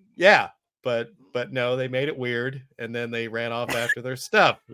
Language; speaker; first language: English; native; English